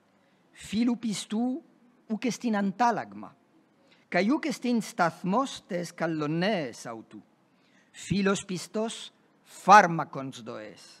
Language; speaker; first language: Greek; non-native, fluent; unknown